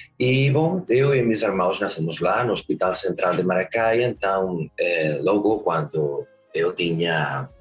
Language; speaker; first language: Portuguese; early bilingual, heritage; Spanish